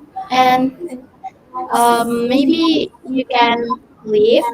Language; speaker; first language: English; non-native, learner; Indonesian